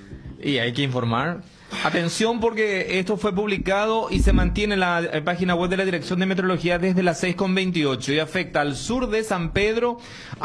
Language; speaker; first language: Spanish; native; Spanish